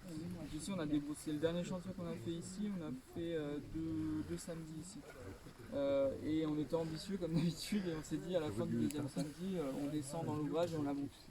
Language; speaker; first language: French; native; French